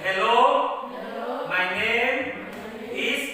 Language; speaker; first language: English; non-native, learner; Indonesian